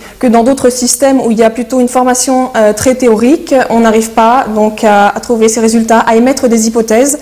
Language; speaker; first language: French; early bilingual, heritage; French